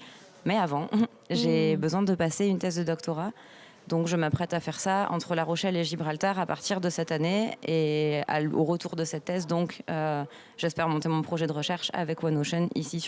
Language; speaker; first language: French; native; French